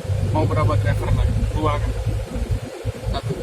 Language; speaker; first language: Indonesian; non-native, local second language; Javanese